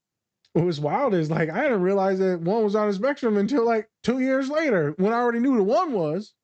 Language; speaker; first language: English; native; English